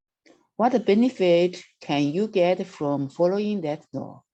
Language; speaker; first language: English; non-native, learner; Chinese